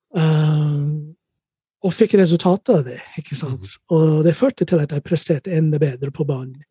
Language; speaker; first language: Norwegian; non-native, fluent; English